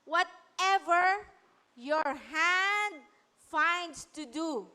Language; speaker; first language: English; non-native, local second language; Filipino